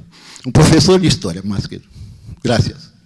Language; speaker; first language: Spanish; non-native, learner; Portuguese